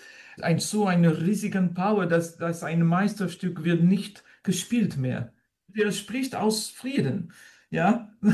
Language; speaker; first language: German; non-native, fluent; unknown